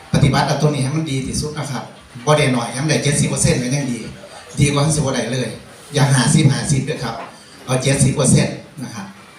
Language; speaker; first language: Thai; native; Thai